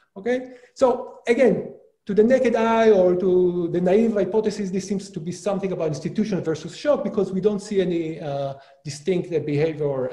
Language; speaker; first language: English; non-native, fluent; Hebrew